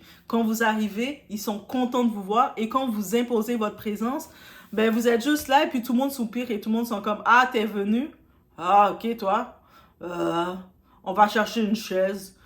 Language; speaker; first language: French; native; French